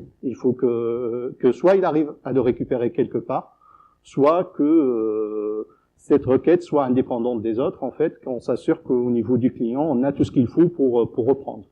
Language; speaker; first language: French; native; French